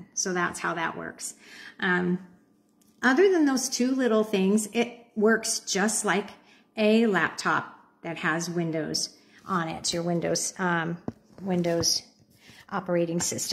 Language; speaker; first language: English; native; English